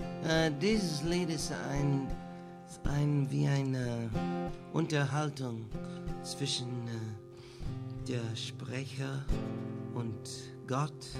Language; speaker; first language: German; non-native, learner; English